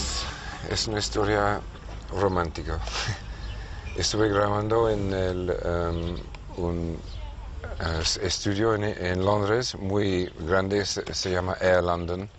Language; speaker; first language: Spanish; non-native, fluent; English